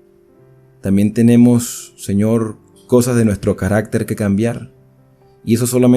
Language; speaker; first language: Spanish; native; Spanish